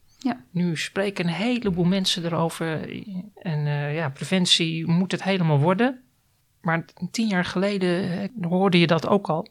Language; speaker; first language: Dutch; native; Dutch